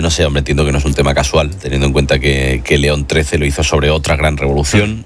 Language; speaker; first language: Spanish; native; Spanish